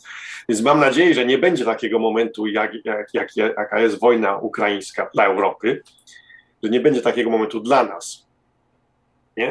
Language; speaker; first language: Polish; early bilingual, heritage; Polish